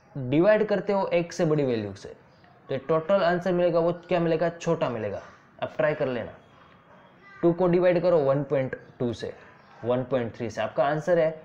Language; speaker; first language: Hindi; non-native, local second language; Gujarati